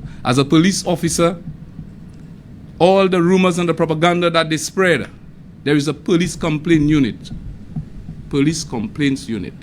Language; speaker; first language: English; non-native, local second language; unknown